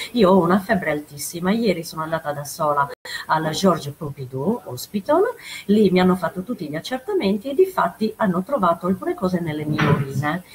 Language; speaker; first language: Italian; native; Italian